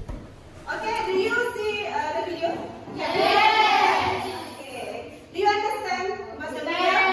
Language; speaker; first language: English; non-native, fluent; Indonesian